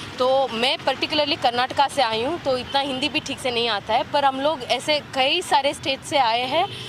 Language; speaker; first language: Hindi; non-native, local second language; Kannada